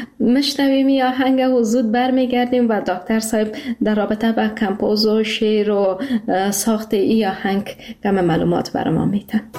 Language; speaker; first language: Persian; native; Persian